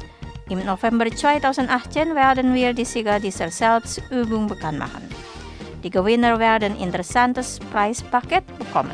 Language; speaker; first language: German; non-native, fluent; Indonesian